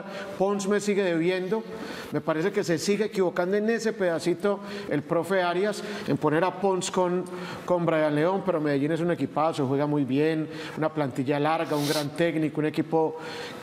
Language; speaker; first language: Spanish; native; Spanish